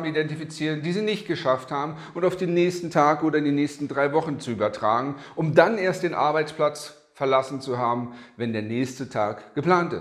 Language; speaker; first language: German; native; German